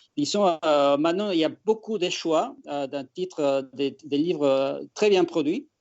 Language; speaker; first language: French; non-native, fluent; Spanish